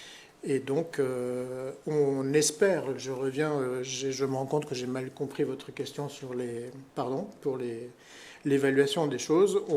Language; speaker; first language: French; native; French